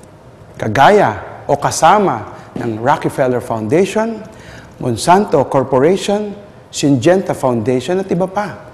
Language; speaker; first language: Filipino; native; Filipino